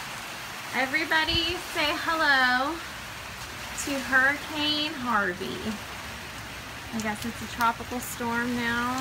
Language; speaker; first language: English; native; English